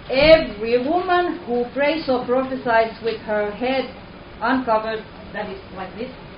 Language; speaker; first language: English; non-native, fluent; Finnish